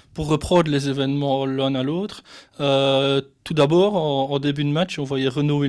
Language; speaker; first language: French; native; French